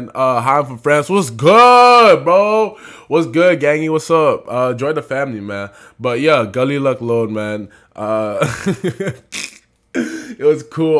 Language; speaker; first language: English; native; English